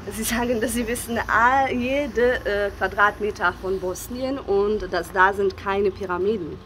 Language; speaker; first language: German; non-native, learner; Bosnian